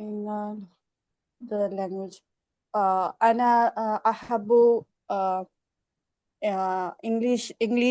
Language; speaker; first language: Arabic; non-native, learner; Urdu